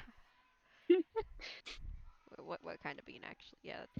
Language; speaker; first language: English; native; English